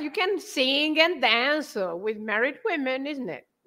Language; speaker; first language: English; non-native, fluent; Portuguese